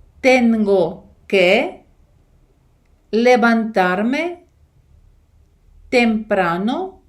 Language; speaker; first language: Spanish; non-native, fluent; Ukrainian